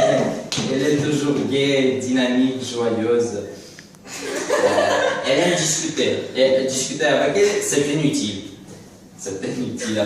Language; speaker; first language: French; non-native, learner; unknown